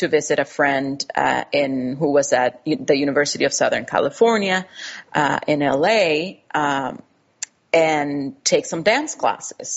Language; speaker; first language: English; non-native, fluent; Spanish